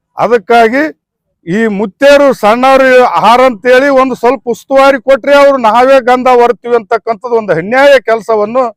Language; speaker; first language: Kannada; native; Kannada